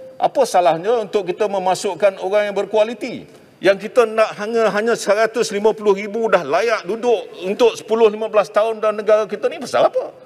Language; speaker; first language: Malay; native; Malay